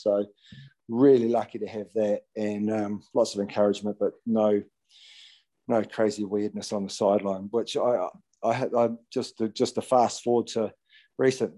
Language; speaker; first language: English; native; English